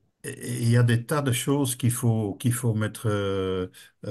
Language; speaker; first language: French; native; French